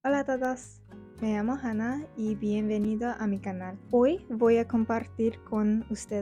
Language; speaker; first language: Spanish; non-native, learner; English